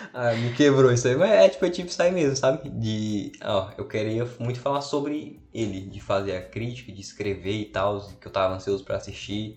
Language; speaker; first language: Portuguese; native; Portuguese